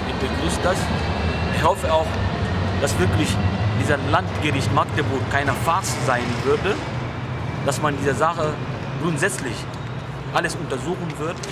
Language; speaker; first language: German; non-native, fluent; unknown